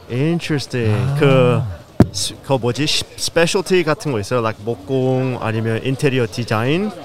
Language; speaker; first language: Korean; early bilingual, heritage; Korean